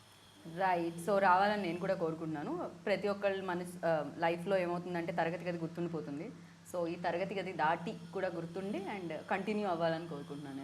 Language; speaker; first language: Telugu; native; Telugu